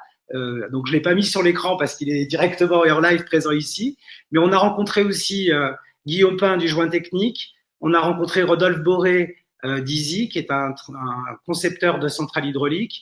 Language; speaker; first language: French; native; French